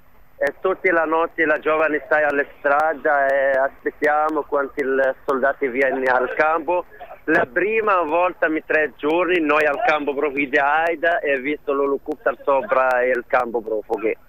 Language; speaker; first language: Italian; non-native, learner; Arabic